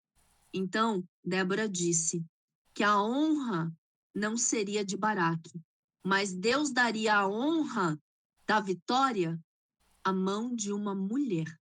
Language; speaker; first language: Portuguese; native; Portuguese